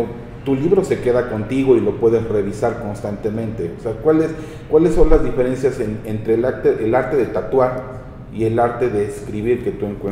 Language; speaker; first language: Spanish; native; Spanish